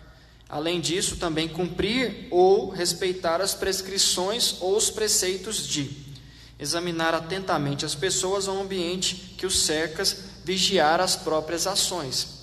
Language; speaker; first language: Portuguese; native; Portuguese